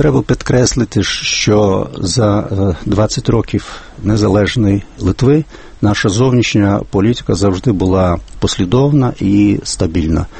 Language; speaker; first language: Ukrainian; non-native, fluent; Lithuanian